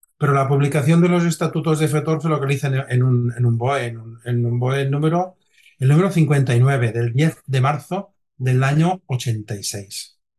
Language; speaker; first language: Spanish; non-native, local second language; Catalan